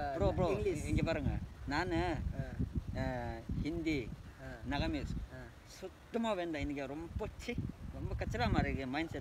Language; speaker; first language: Tamil; non-native, learner; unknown